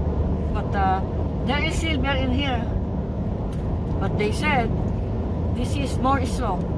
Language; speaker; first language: English; non-native, learner; Filipino